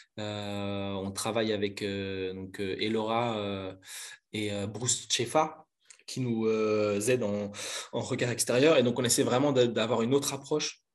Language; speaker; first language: French; native; French